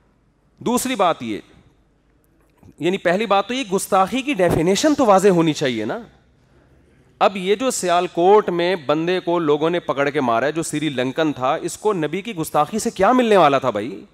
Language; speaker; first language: Urdu; native; Urdu